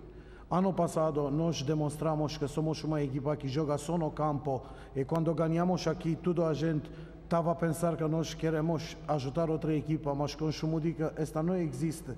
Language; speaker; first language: Portuguese; non-native, fluent; Romanian